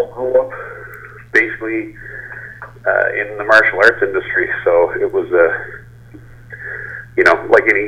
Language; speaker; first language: English; native; English